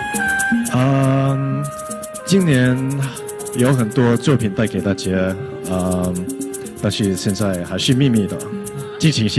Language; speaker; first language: Chinese; non-native, fluent; Thai